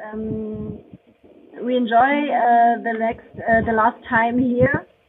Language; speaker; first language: English; non-native, learner; German